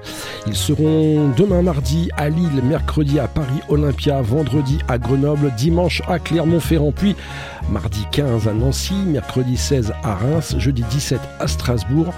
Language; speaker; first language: French; native; French